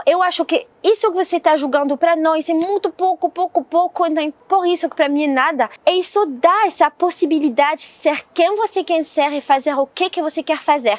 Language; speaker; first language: Portuguese; non-native, learner; French